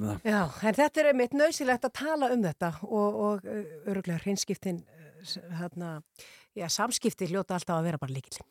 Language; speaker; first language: Icelandic; native; Icelandic